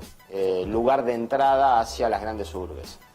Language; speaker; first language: Spanish; native; Spanish